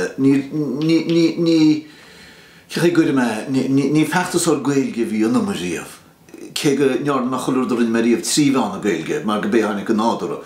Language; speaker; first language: Irish; native; Irish